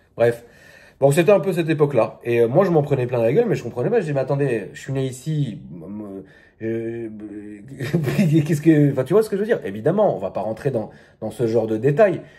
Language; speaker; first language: French; native; French